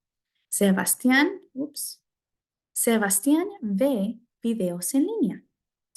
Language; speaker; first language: Spanish; non-native, fluent; English